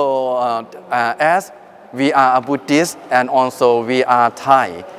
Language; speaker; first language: English; non-native, fluent; Thai